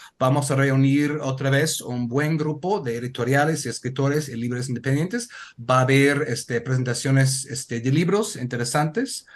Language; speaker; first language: Spanish; non-native, fluent; English